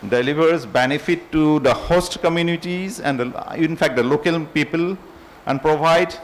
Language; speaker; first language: English; non-native, local second language; Assamese